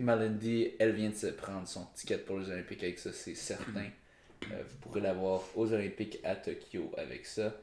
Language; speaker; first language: French; native; French